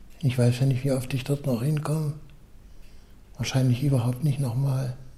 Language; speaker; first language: German; non-native, learner; Spanish